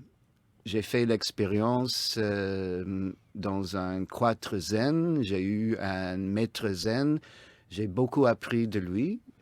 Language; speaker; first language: French; non-native, fluent; English